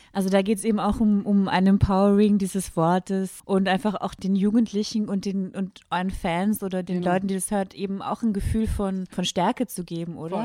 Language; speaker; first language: German; native; German